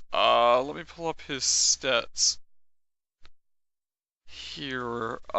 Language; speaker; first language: English; native; English